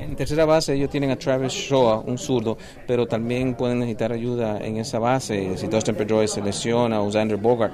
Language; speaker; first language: Spanish; native; Spanish